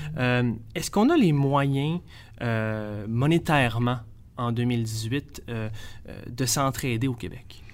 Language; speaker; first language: French; native; French